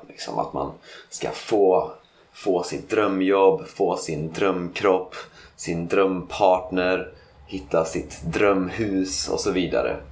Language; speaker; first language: Swedish; native; Swedish